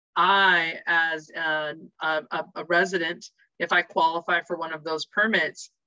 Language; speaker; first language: English; native; English